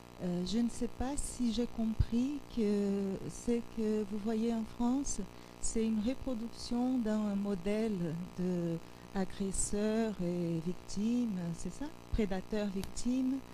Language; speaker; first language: French; non-native, fluent; Portuguese